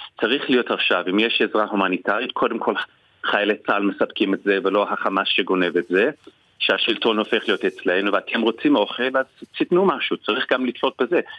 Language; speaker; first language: Hebrew; non-native, fluent; English